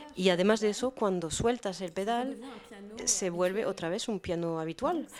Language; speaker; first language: Spanish; non-native, fluent; French